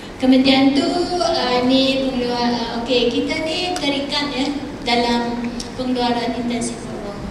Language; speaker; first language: Malay; native; Malay